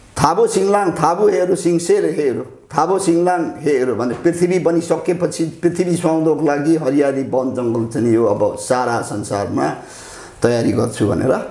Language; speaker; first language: Nepali; non-native, local second language; Limbu